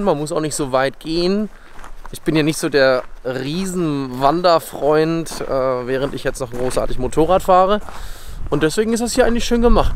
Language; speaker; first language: German; native; German